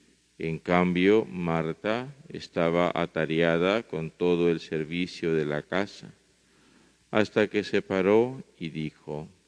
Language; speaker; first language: Spanish; native; Spanish